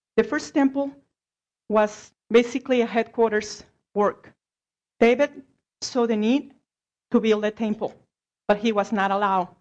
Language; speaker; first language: English; non-native, fluent; Spanish